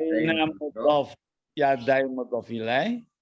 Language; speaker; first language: Arabic; non-native, fluent; Indonesian